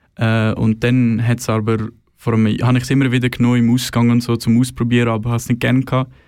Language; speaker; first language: German; non-native, fluent; Swedish